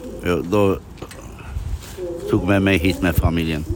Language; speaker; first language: Swedish; non-native, fluent; Kurdish